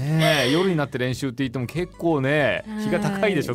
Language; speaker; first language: Japanese; native; Japanese